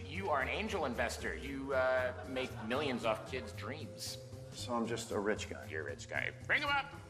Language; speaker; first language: English; native; English